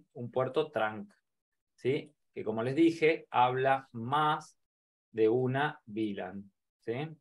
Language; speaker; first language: Spanish; native; Spanish